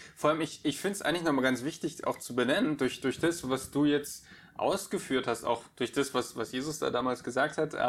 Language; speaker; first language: German; native; German